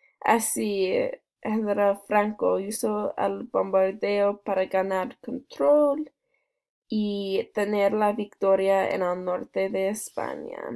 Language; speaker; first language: Spanish; non-native, learner; English